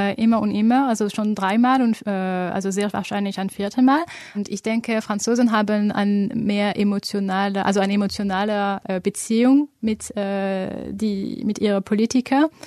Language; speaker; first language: German; non-native, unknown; French